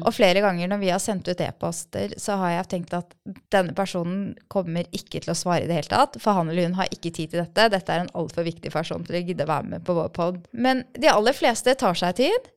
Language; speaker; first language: Norwegian; early bilingual, other home language; Persian